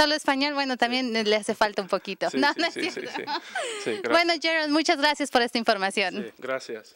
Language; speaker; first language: Spanish; native; Spanish